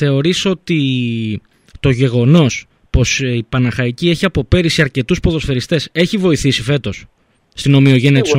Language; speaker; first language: Greek; native; Greek